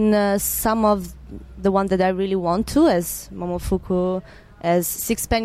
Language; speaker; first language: English; non-native, fluent; Italian